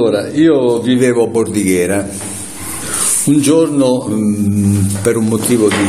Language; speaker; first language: Italian; native; Italian